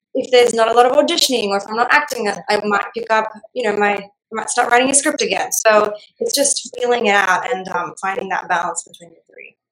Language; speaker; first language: English; non-native, local second language; Gujarati